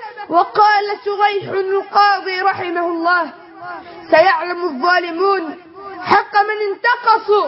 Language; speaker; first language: Arabic; native; Arabic